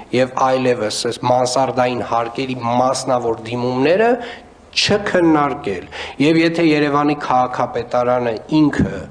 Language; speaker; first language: Armenian; native; Armenian